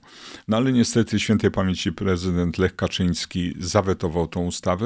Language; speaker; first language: Polish; native; Polish